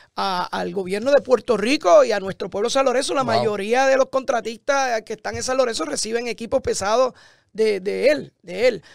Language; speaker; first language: Spanish; native; Spanish